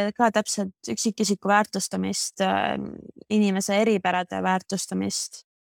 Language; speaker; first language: Estonian; native; Estonian